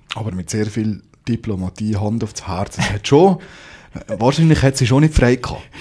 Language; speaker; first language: German; native; German